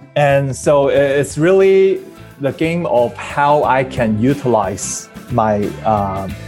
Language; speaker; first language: English; early bilingual, other home language; Chinese